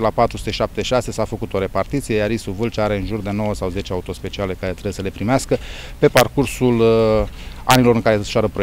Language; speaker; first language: Romanian; native; Romanian